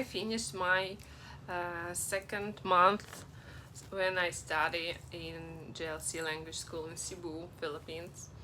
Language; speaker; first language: English; non-native, learner; Russian